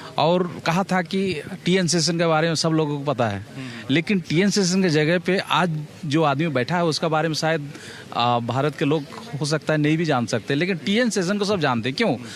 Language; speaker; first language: Hindi; non-native, local second language; Assamese